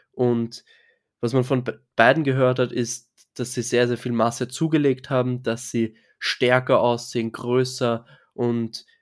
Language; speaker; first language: German; native; German